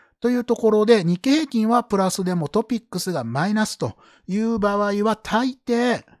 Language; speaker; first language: Japanese; native; Japanese